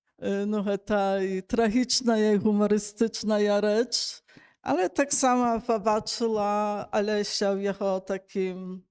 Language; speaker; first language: Polish; non-native, local second language; Belarusian